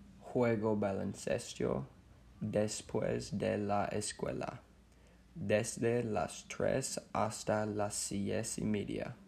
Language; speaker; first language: Spanish; non-native, learner; English